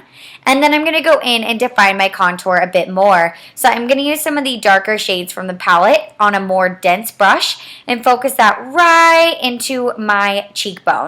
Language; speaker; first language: English; native; English